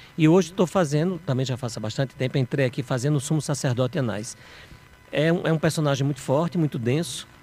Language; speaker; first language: Portuguese; native; Portuguese